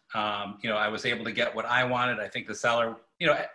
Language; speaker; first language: English; native; English